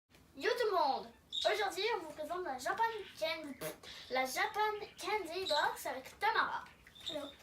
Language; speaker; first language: French; native; French